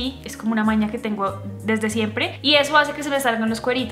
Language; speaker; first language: Spanish; native; Spanish